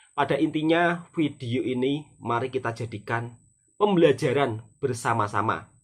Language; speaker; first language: Indonesian; native; Indonesian